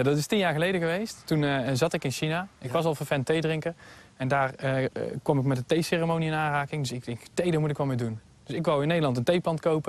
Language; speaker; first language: Dutch; native; Dutch